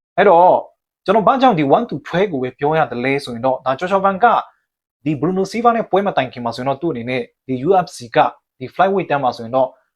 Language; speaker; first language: Burmese; native; Burmese